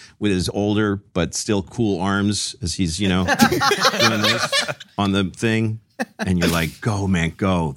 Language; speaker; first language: English; early bilingual, other home language; Spanish